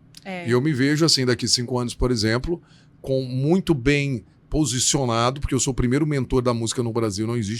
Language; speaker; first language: Portuguese; native; Portuguese